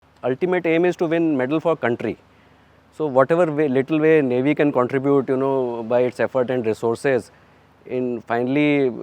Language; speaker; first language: English; non-native, fluent; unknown